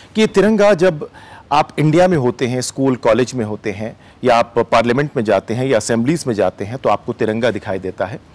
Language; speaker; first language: Hindi; native; Hindi